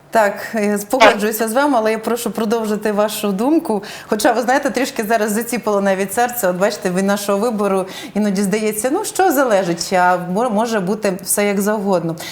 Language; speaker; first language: Ukrainian; native; Ukrainian